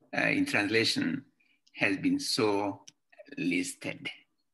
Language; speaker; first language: English; non-native, local second language; Kikuyu